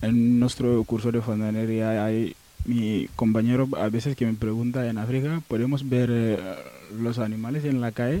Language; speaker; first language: Spanish; non-native, learner; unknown